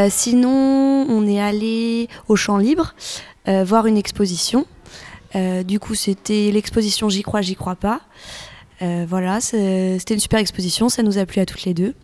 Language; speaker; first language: French; native; French